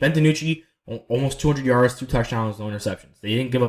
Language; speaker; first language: English; native; English